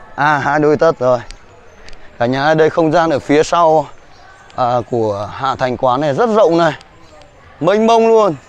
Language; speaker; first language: Vietnamese; non-native, local second language; Hmong